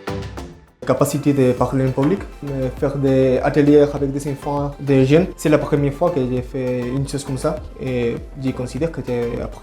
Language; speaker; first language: French; non-native, learner; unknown